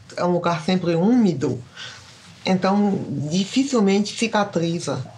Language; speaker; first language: Portuguese; early bilingual, other home language; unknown